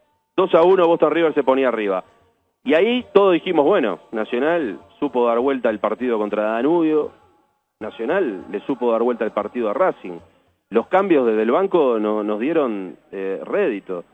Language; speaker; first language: Spanish; native; Spanish